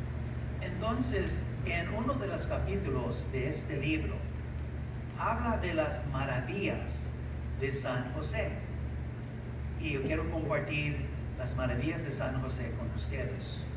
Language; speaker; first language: Spanish; early bilingual, heritage; English